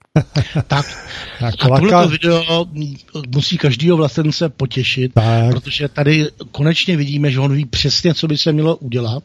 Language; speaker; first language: Czech; native; Czech